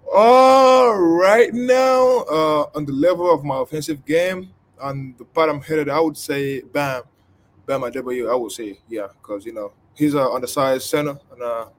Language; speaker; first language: English; non-native, local second language; Igbo